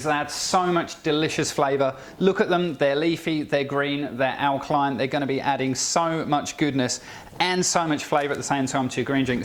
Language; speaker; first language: English; native; English